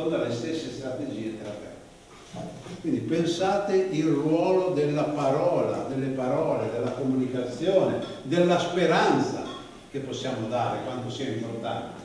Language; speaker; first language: Italian; native; Italian